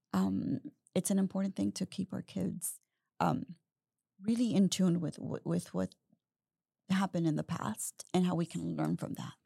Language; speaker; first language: English; native; English